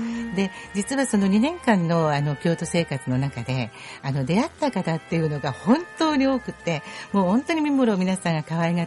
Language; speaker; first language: Japanese; native; Japanese